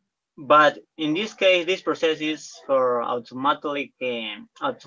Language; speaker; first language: English; non-native, learner; Spanish